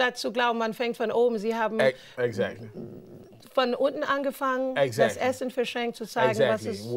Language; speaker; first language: German; non-native, learner; English